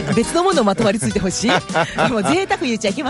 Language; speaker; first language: Japanese; native; Japanese